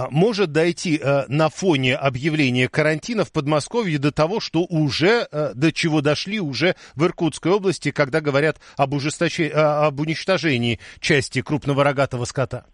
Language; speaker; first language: Russian; native; Russian